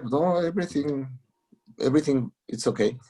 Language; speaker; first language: English; non-native, learner; Spanish